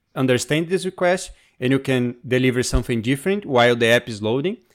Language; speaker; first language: English; non-native, fluent; Portuguese